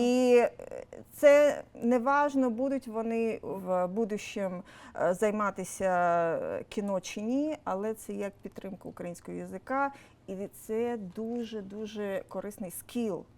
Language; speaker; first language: Ukrainian; non-native, local second language; Russian